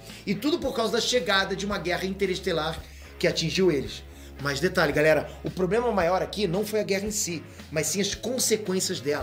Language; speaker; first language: Portuguese; native; Portuguese